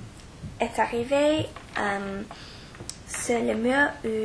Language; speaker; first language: French; non-native, learner; English